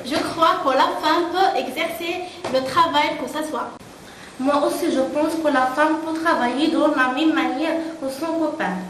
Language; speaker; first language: French; non-native, learner; Arabic